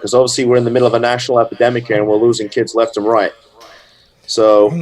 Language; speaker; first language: English; native; English